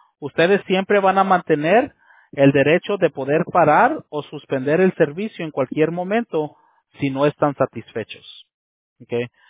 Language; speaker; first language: Spanish; early bilingual, heritage; Spanish